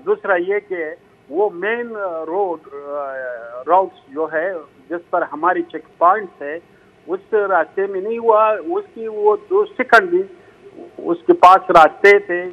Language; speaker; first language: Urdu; non-native, fluent; Pashto